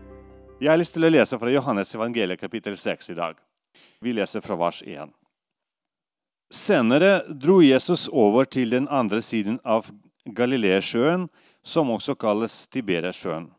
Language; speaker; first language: Norwegian; non-native, fluent; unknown